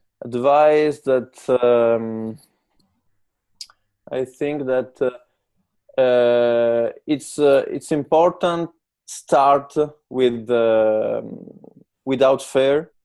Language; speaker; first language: English; non-native, learner; Italian